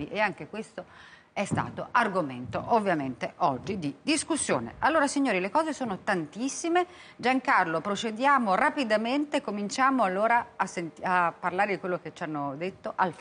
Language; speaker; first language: Italian; native; Italian